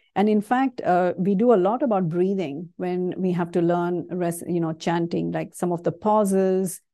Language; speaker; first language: English; non-native, local second language; Kannada